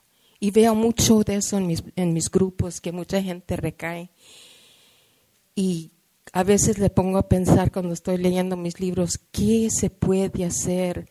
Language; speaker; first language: Spanish; early bilingual, heritage; Spanish